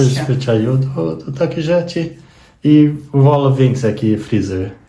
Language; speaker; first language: Polish; non-native, learner; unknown